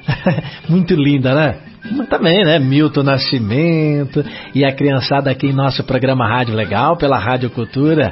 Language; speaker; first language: Portuguese; native; Portuguese